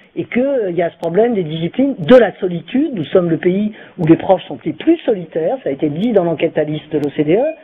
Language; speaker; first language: French; native; French